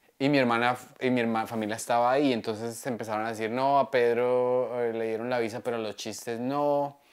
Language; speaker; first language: Spanish; native; Spanish